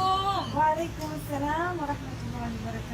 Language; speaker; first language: Arabic; non-native, fluent; Malay